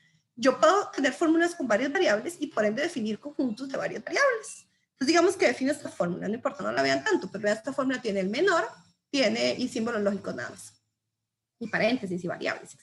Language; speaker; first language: Spanish; native; Spanish